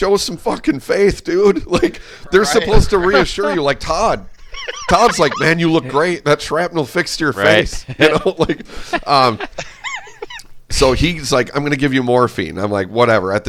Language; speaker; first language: English; native; English